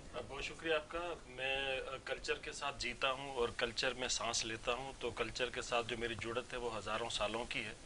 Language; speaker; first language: Urdu; non-native, local second language; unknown